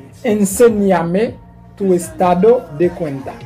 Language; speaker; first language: Spanish; non-native, learner; Haitian Creole